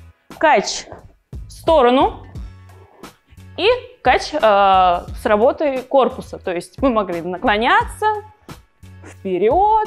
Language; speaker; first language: Russian; native; Russian